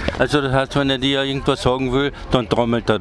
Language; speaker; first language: German; native; German